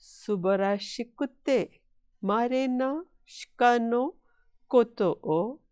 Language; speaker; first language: Japanese; non-native, fluent; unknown